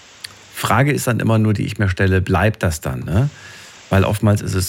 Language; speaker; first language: German; native; German